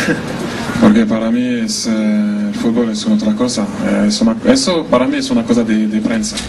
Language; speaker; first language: Spanish; non-native, fluent; French